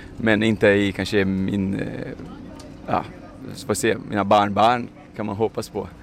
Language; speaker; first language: Swedish; non-native, fluent; Portuguese